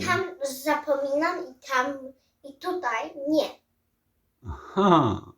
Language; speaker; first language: Polish; early bilingual, heritage; Samoan